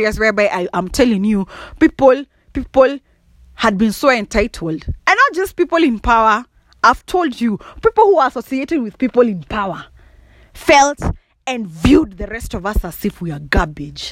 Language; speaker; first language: English; non-native, local second language; Kikuyu